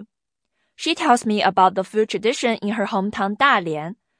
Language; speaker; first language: English; non-native, fluent; Chinese